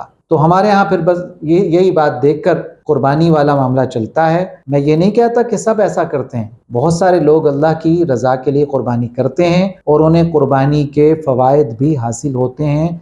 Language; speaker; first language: Urdu; native; Urdu